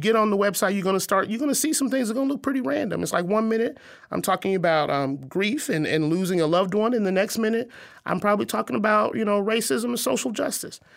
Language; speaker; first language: English; native; English